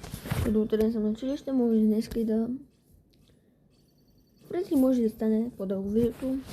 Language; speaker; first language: Bulgarian; native; Bulgarian